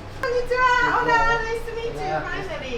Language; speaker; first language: Japanese; native; Japanese